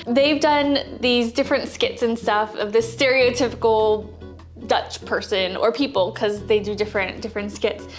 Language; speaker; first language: English; native; English